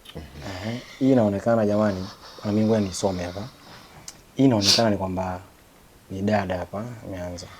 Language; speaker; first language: Swahili; native; Swahili